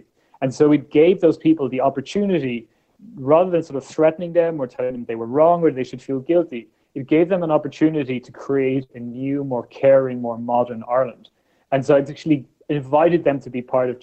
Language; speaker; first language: English; native; English